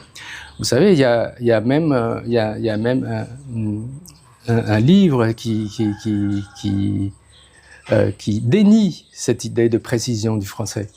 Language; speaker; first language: French; non-native, fluent; Khmer